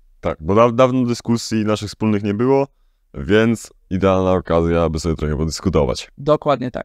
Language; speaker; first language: Polish; native; Polish